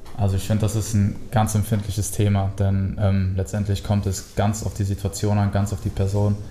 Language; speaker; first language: German; early bilingual, other home language; Spanish